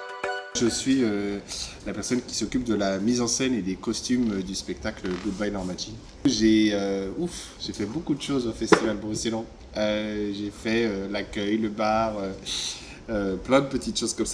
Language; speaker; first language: French; native; French